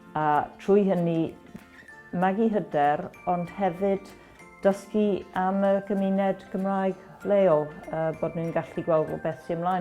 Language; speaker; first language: Welsh; non-native, fluent; English